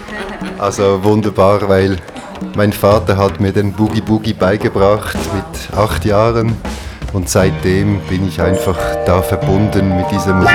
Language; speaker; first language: German; native; German